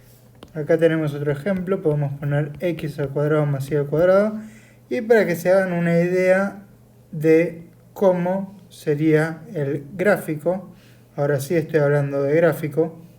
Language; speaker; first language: Spanish; native; Spanish